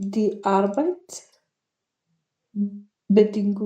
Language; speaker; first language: German; non-native, learner; Macedonian